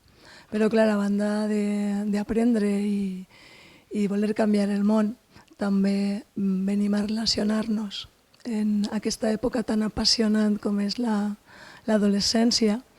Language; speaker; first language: Catalan; native; Catalan